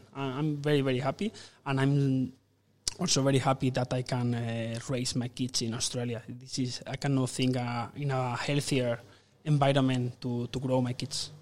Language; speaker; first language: English; non-native, fluent; Spanish